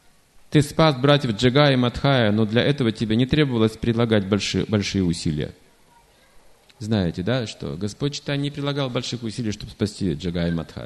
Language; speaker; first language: Russian; native; Russian